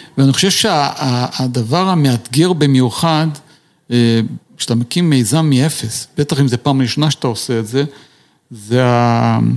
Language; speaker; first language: Hebrew; non-native, fluent; Portuguese